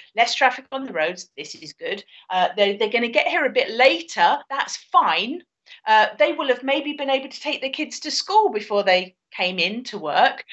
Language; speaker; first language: English; native; English